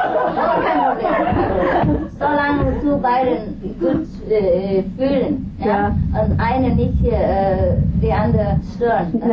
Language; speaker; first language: German; non-native, fluent; Vietnamese